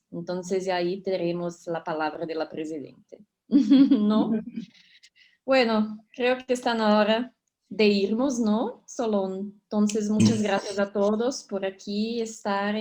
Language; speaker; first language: Spanish; non-native, fluent; Portuguese